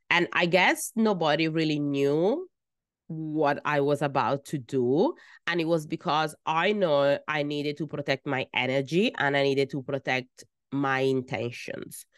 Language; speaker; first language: English; non-native, fluent; Italian